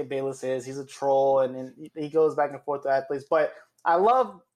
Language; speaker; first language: English; native; English